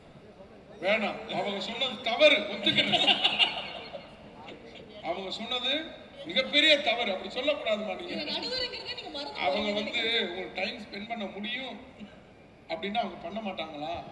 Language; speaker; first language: Tamil; native; Tamil